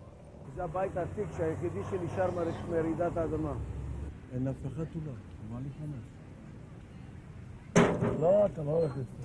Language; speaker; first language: Hebrew; non-native, fluent; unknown